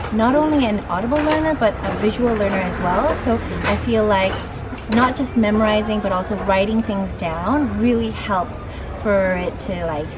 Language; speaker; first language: English; native; English